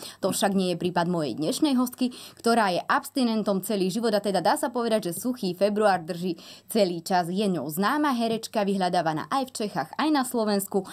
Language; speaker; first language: Slovak; native; Slovak